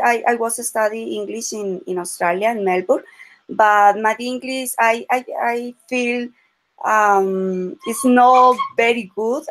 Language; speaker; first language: English; non-native, learner; Spanish